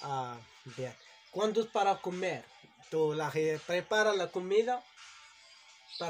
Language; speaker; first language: Spanish; non-native, learner; Arabic